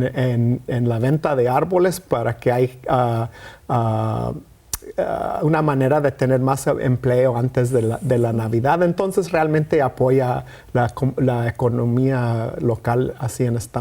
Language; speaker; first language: Spanish; early bilingual, heritage; Spanish